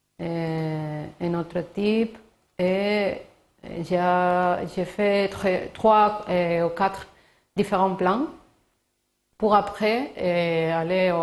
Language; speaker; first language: French; non-native, learner; Spanish